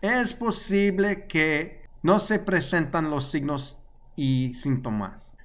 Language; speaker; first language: Spanish; non-native, learner; English